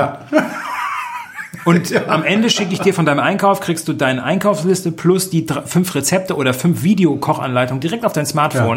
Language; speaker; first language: German; native; German